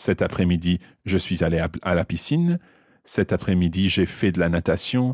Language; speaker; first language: French; non-native, fluent; English